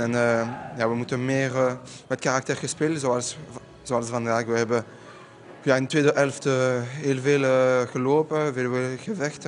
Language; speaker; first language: Dutch; non-native, local second language; French